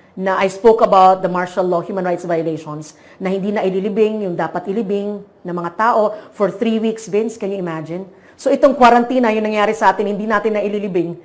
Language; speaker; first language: Filipino; non-native, local second language; Maranao